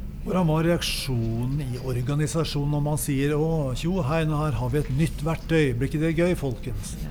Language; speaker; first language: Norwegian; native; Norwegian